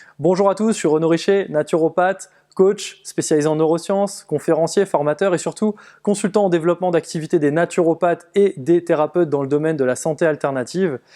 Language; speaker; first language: French; native; French